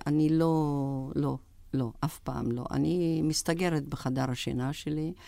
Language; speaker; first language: Hebrew; non-native, fluent; German